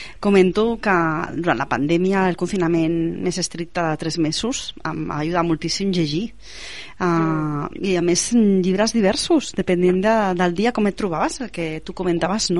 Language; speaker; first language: Catalan; native; Catalan